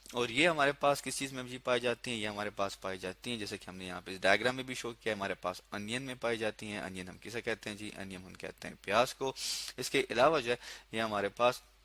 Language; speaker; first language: Urdu; native; Urdu